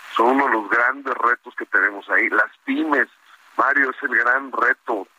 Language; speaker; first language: Spanish; native; Spanish